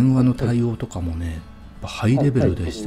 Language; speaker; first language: Japanese; native; Japanese